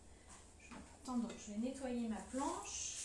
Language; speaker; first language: French; native; French